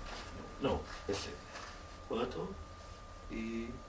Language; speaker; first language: Spanish; non-native, learner; German